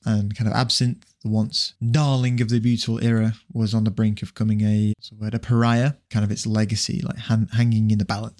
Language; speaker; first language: English; native; English